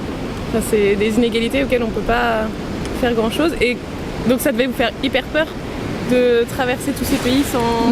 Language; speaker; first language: French; native; French